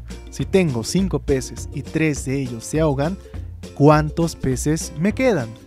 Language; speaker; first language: Spanish; native; Spanish